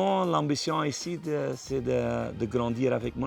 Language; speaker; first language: French; non-native, local second language; Dutch